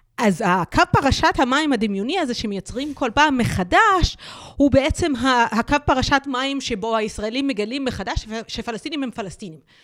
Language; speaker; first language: Hebrew; non-native, local second language; Arabic